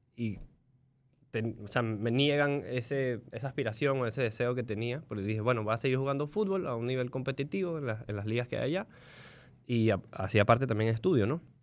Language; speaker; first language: Spanish; native; Spanish